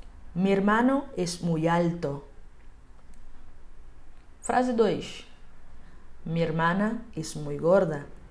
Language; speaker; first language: Spanish; non-native, fluent; Portuguese